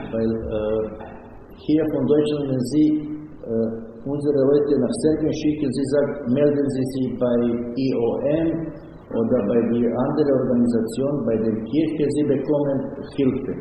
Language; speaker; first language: German; non-native, learner; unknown